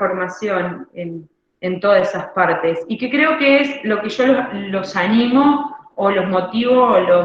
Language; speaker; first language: Spanish; native; Spanish